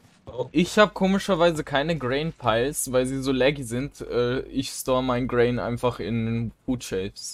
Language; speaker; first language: German; native; German